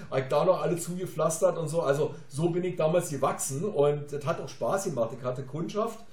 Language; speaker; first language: German; native; German